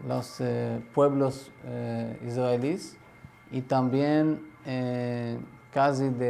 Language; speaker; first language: Spanish; non-native, learner; Arabic